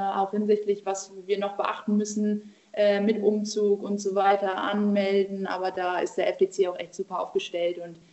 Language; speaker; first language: German; native; German